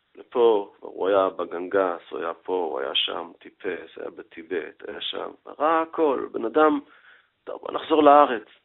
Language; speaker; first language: Hebrew; native; Hebrew